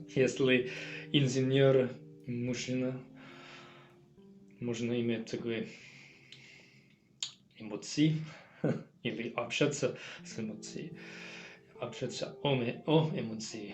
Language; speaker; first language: Russian; non-native, learner; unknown